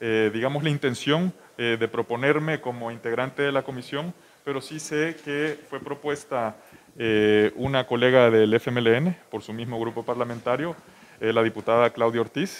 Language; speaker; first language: Spanish; native; Spanish